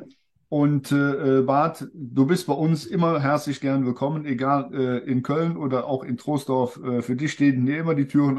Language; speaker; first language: German; native; German